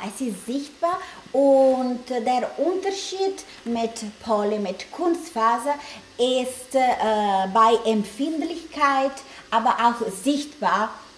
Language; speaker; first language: German; non-native, learner; Italian